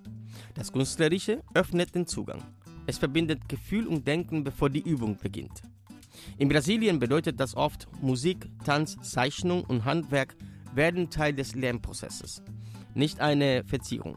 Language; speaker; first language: German; native; German